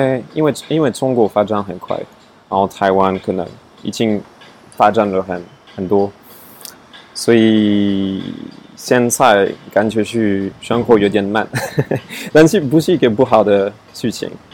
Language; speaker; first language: Chinese; non-native, fluent; French